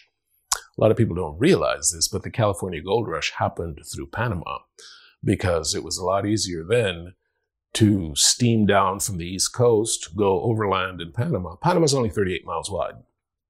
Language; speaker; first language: English; non-native, fluent; Spanish